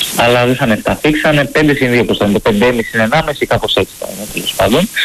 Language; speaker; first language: Greek; native; Greek